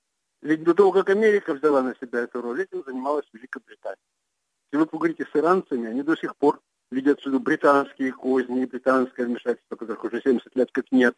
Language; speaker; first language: Russian; native; Russian